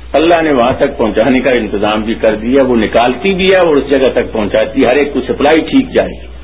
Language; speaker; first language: Urdu; non-native, local second language; Punjabi